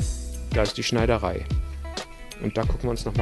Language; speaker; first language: German; native; German